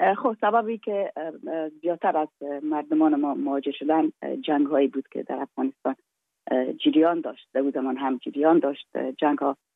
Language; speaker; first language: Persian; native; Persian